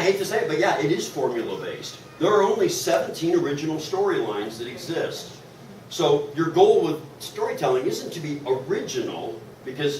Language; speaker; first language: English; native; English